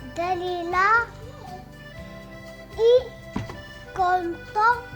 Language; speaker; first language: French; non-native, learner; Arabic